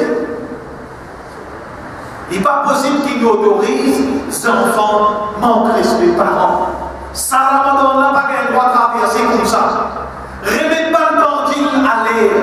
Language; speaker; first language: French; non-native, local second language; Morisyen